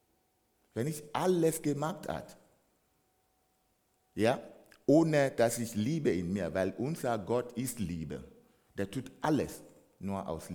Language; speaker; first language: German; non-native, fluent; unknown